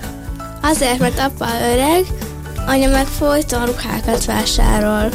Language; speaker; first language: Hungarian; native; Hungarian